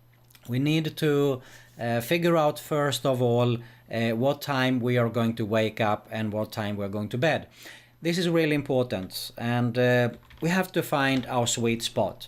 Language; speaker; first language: English; non-native, fluent; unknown